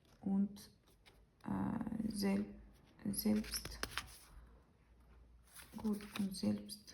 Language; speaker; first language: German; non-native, learner; Ukrainian